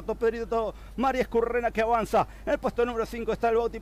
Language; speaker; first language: Spanish; native; Spanish